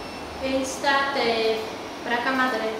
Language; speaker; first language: Spanish; non-native, learner; Chinese